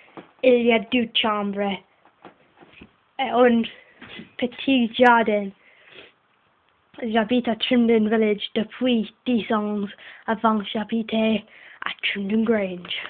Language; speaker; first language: French; non-native, learner; English